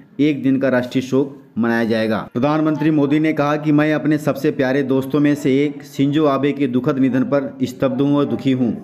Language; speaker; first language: Hindi; native; Hindi